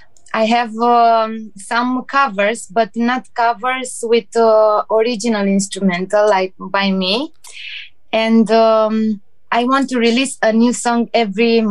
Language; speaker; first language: English; non-native, learner; Romanian